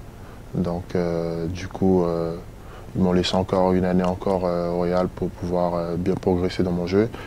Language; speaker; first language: French; native; French